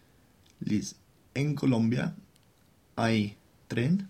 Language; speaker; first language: Spanish; non-native, fluent; English